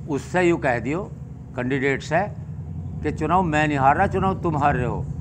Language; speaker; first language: Hindi; native; Hindi